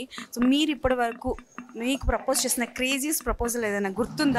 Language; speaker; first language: Telugu; native; Telugu